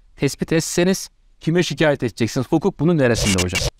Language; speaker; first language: Turkish; native; Turkish